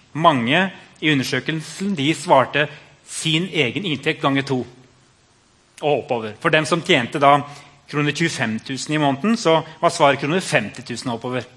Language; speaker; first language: Norwegian; native; Norwegian